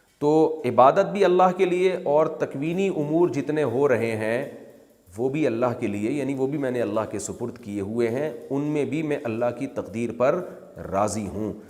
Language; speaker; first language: Urdu; native; Urdu